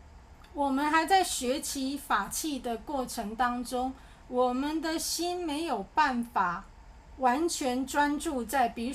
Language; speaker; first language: Chinese; native; Chinese